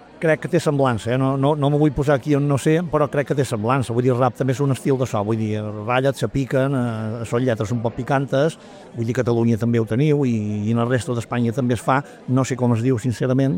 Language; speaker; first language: Catalan; native; Catalan